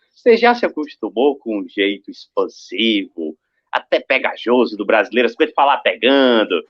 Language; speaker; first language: Portuguese; native; Portuguese